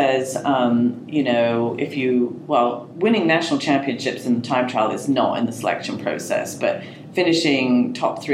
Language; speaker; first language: English; native; English